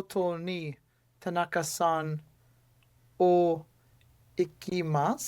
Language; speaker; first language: Japanese; non-native, learner; English